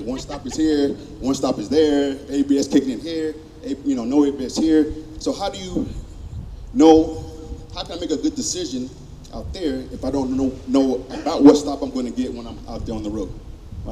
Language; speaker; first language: English; native; English